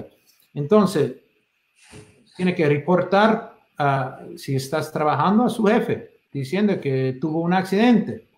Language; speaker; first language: Spanish; non-native, fluent; English